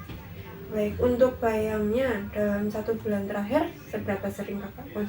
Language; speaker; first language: Indonesian; native; Indonesian